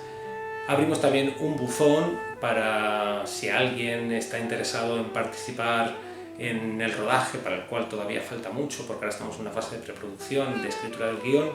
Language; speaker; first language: Spanish; native; Spanish